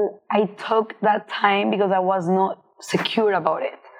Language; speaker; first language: English; non-native, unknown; Spanish